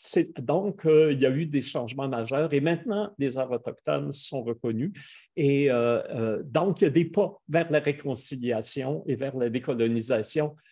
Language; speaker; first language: French; native; French